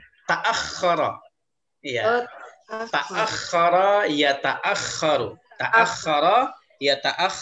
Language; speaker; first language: Arabic; non-native, fluent; Indonesian